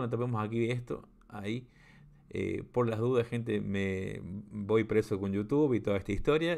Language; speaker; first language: Spanish; native; Spanish